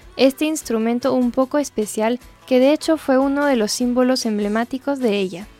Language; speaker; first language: Spanish; non-native, fluent; French